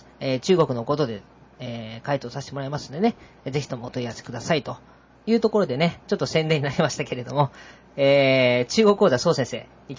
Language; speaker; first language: Japanese; native; Japanese